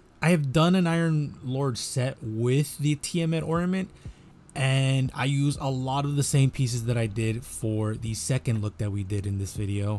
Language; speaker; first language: English; native; English